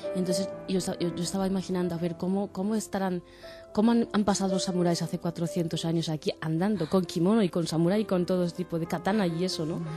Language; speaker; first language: Spanish; non-native, fluent; Japanese